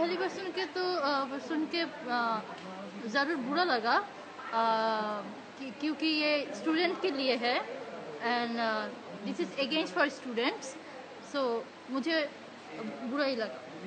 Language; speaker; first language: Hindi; non-native, learner; Bangla